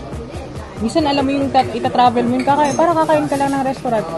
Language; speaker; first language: Filipino; native; Filipino